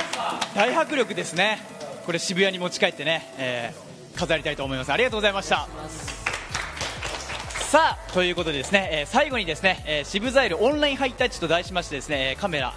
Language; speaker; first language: Japanese; native; Japanese